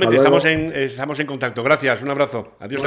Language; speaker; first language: Spanish; native; Spanish